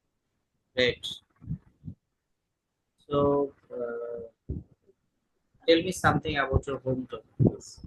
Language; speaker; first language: English; non-native, fluent; Bangla